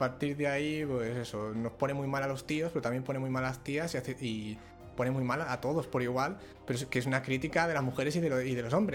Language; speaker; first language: Spanish; native; Spanish